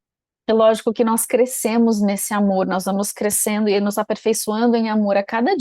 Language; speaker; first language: Portuguese; native; Portuguese